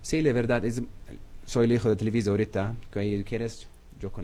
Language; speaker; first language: Spanish; non-native, learner; Arabic